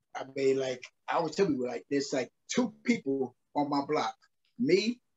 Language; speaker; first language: English; native; English